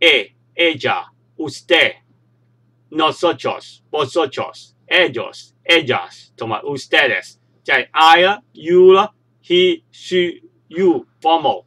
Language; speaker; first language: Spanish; non-native, learner; Cantonese